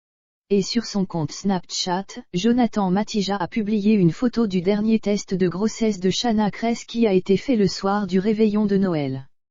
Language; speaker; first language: French; native; French